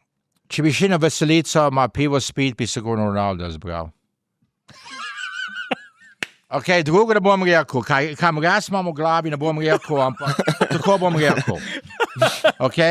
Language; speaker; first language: Slovenian; early bilingual, heritage; English